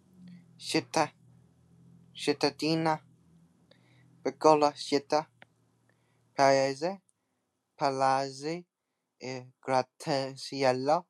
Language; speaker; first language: Italian; non-native, learner; English